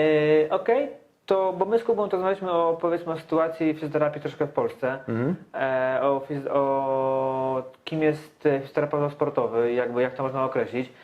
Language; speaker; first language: Polish; native; Polish